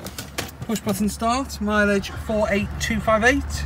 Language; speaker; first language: English; native; English